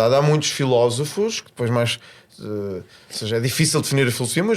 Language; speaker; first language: Portuguese; native; Portuguese